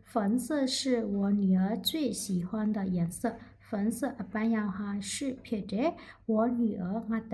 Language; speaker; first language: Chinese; non-native, fluent; Burmese